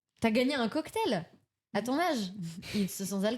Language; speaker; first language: French; native; French